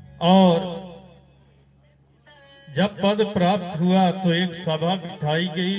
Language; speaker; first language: Hindi; native; Hindi